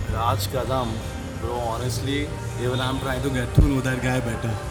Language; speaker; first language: English; non-native, local second language; Marathi